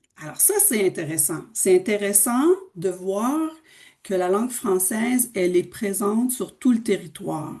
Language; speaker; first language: French; native; French